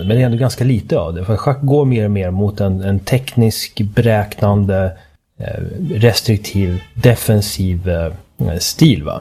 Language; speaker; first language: Swedish; native; Swedish